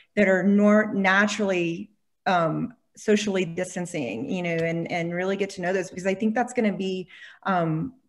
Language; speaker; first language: English; native; English